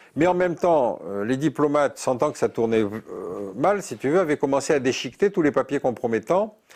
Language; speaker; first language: French; native; French